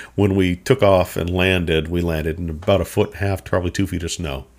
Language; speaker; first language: English; native; English